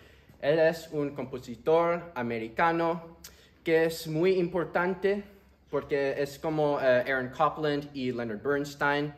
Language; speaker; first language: Spanish; early bilingual, heritage; Spanish